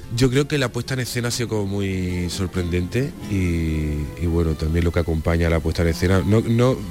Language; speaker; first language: Spanish; native; Spanish